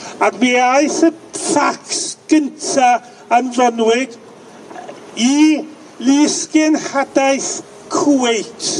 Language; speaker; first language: Welsh; native; Welsh